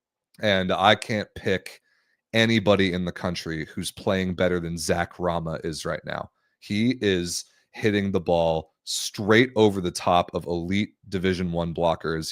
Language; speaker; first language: English; native; English